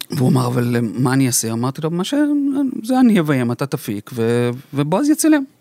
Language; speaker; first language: Hebrew; early bilingual, other home language; Spanish